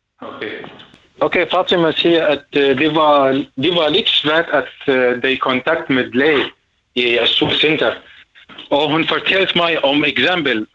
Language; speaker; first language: Danish; non-native, learner; Arabic